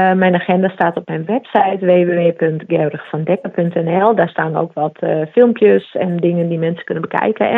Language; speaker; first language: Dutch; non-native, local second language; Western Frisian